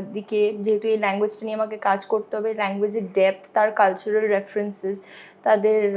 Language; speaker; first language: Bangla; non-native, local second language; Hindi